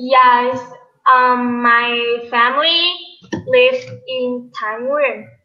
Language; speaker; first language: English; non-native, learner; Vietnamese